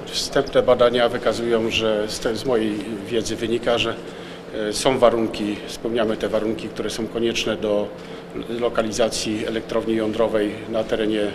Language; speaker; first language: Polish; native; Polish